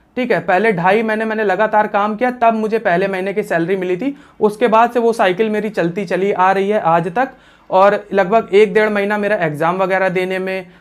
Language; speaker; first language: Hindi; native; Hindi